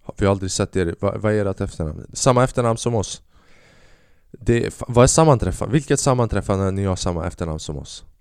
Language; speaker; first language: Swedish; early bilingual, other home language; Albanian